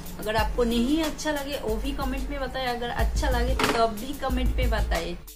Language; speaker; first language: Hindi; non-native, local second language; Bangla